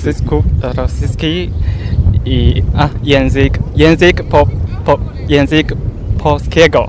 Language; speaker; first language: Polish; non-native, learner; Chinese